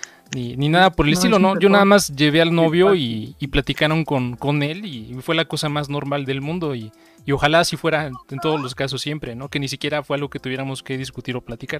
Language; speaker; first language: Spanish; native; Spanish